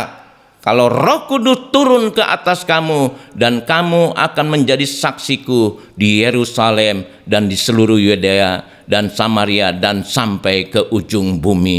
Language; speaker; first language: Indonesian; native; Indonesian